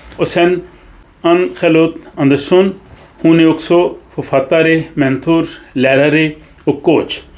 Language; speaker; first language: Swedish; non-native, fluent; Urdu